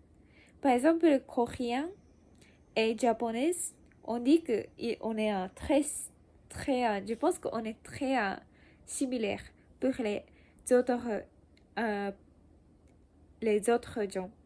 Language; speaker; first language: French; non-native, learner; Japanese